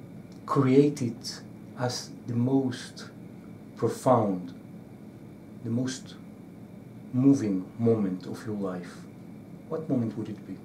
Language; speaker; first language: English; non-native, fluent; Hebrew